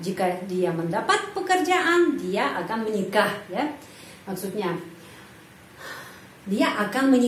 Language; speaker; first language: Indonesian; non-native, fluent; Russian